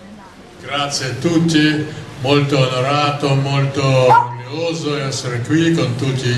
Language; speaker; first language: Italian; non-native, learner; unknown